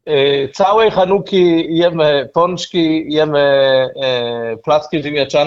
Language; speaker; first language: Polish; non-native, learner; Hebrew